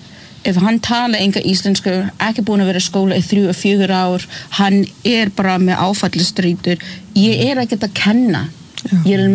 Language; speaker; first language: Icelandic; early bilingual, other home language; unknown